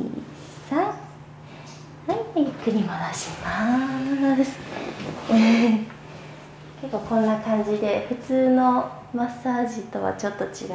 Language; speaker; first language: Japanese; native; Japanese